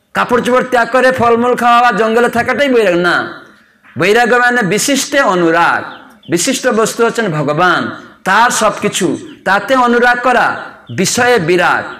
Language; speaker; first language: Bangla; non-native, fluent; Odia